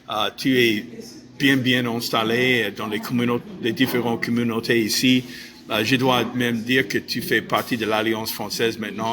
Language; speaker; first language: French; non-native, fluent; English